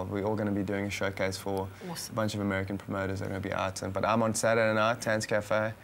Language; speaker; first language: English; native; English